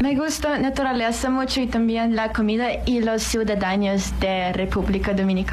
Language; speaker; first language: Spanish; non-native, learner; English